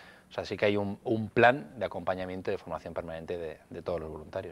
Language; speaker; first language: Spanish; native; Spanish